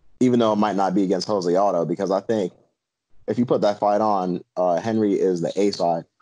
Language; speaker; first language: English; native; English